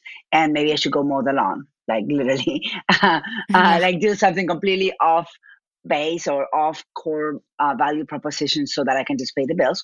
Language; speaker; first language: English; non-native, fluent; Spanish